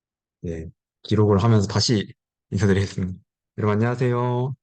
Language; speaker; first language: Korean; native; Korean